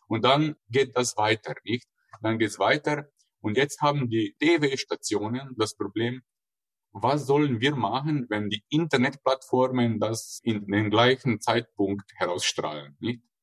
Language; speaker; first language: German; non-native, fluent; Slovenian